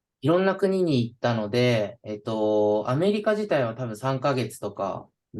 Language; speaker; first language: Japanese; native; Japanese